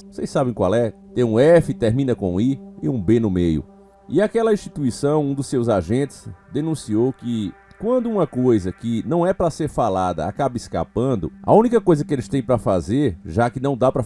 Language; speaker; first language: Portuguese; native; Portuguese